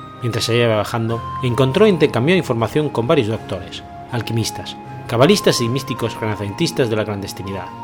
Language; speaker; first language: Spanish; native; Spanish